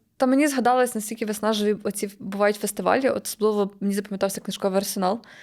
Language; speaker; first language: Ukrainian; native; Ukrainian